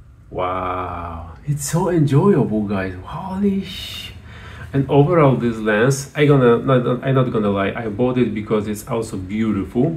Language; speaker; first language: English; non-native, fluent; Polish